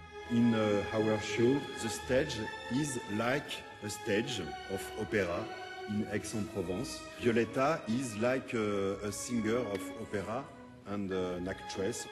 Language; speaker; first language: English; non-native, learner; French